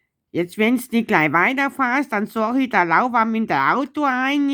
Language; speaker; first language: German; native; German